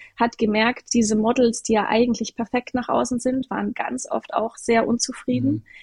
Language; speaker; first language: German; native; German